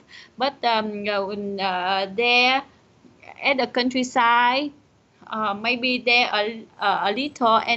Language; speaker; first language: English; non-native, learner; Vietnamese